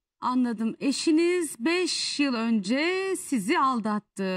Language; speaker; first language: Turkish; native; Turkish